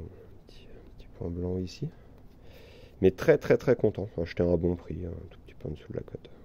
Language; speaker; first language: French; native; French